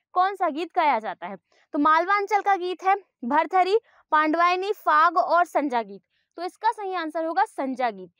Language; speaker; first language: Hindi; native; Hindi